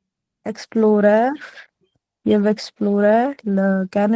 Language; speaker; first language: French; non-native, learner; Punjabi